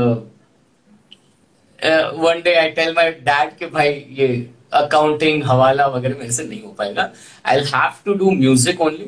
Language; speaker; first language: English; non-native, local second language; Gujarati